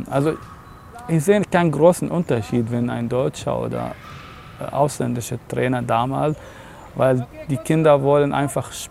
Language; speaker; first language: German; non-native, learner; Arabic